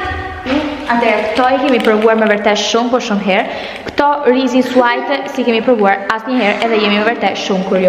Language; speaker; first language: Albanian; early bilingual, heritage; Albanian